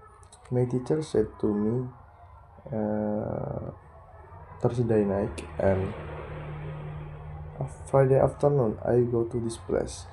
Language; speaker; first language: English; non-native, learner; Indonesian